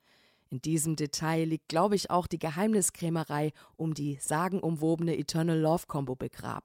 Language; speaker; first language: German; native; German